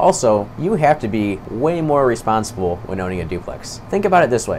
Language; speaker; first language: English; native; English